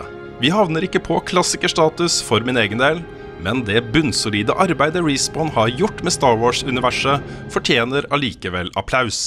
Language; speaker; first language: Norwegian; native; Norwegian